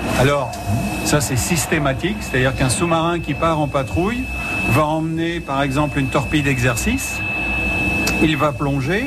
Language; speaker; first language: French; native; French